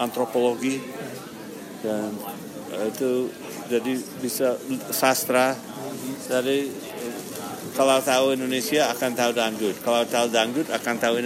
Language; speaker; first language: Indonesian; non-native, fluent; English